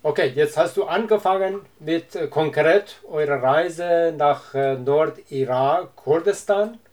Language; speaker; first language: German; non-native, learner; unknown